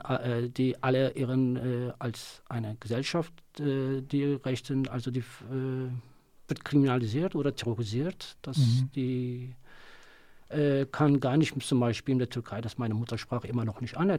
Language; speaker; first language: German; non-native, learner; Kurdish